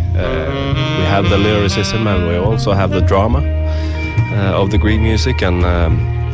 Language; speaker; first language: English; non-native, fluent; Norwegian